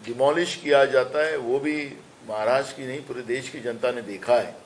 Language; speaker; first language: Hindi; non-native, local second language; Marathi